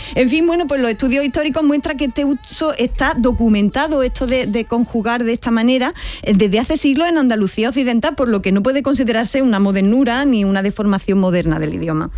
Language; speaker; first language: Spanish; native; Spanish